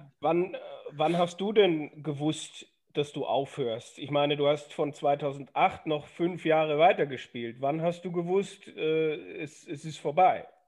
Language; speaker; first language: German; native; German